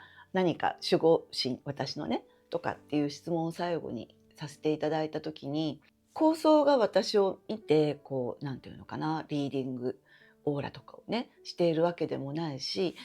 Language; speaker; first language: Japanese; native; Japanese